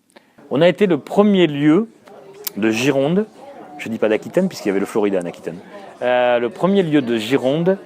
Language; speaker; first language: French; native; French